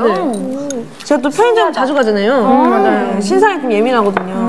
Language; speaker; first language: Korean; native; Korean